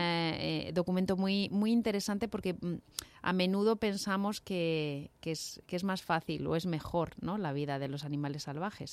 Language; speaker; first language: Spanish; native; Spanish